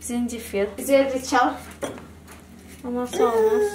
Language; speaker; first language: Turkish; non-native, learner; Indonesian